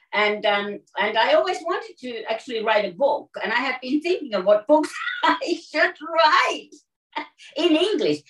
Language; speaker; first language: English; non-native, fluent; Finnish